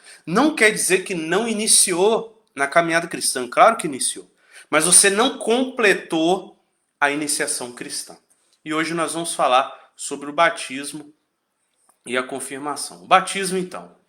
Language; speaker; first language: Portuguese; native; Portuguese